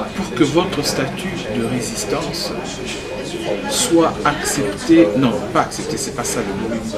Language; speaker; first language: French; non-native, local second language; Lingala